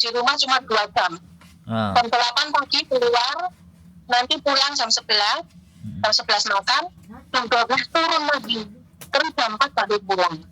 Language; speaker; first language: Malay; non-native, local second language; Javanese